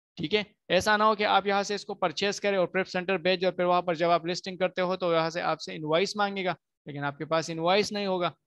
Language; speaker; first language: Urdu; non-native, local second language; Punjabi